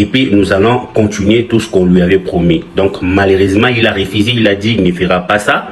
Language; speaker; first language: French; non-native, local second language; Lingala